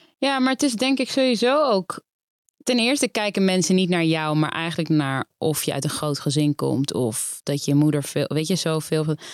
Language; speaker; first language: Dutch; native; Dutch